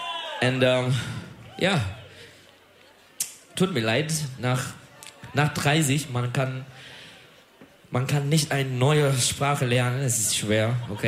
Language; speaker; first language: German; non-native, learner; Turkish